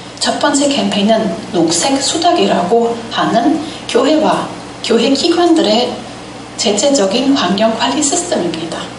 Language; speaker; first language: Korean; non-native, fluent; German